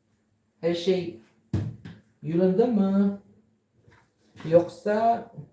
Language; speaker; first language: Turkish; non-native, learner; Filipino